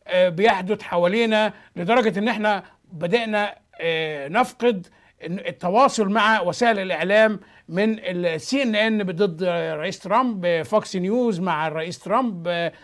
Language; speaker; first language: Arabic; native; Arabic